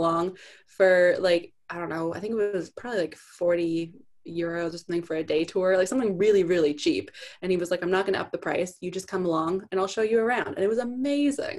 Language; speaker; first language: English; native; English